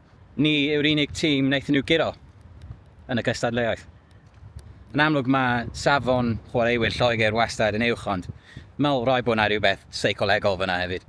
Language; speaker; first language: Welsh; native; Welsh